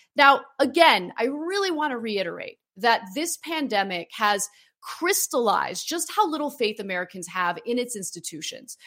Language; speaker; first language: English; early bilingual, other home language; Armenian